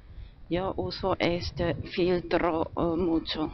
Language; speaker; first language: Spanish; non-native, fluent; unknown